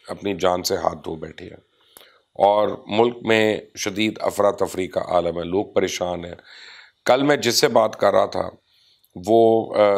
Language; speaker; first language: Urdu; non-native, local second language; Punjabi